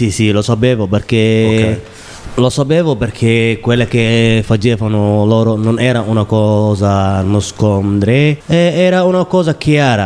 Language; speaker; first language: Italian; non-native, learner; Somali